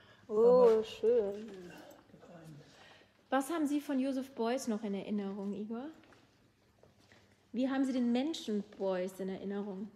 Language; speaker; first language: German; native; German